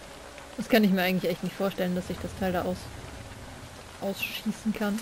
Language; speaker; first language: German; native; German